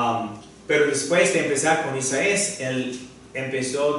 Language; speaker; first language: Spanish; non-native, fluent; English